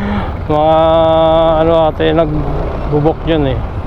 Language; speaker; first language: Filipino; native; Filipino